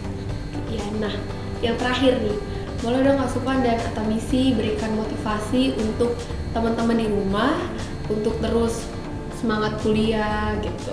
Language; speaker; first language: Indonesian; native; Indonesian